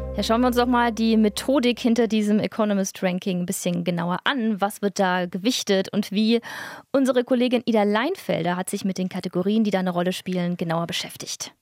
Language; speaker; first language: German; native; German